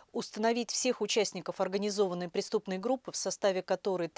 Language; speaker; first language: Russian; native; Russian